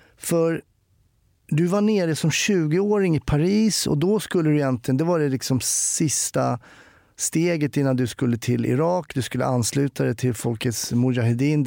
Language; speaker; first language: Swedish; native; Swedish